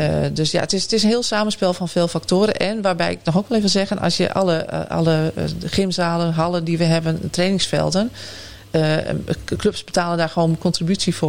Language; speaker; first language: Dutch; native; Dutch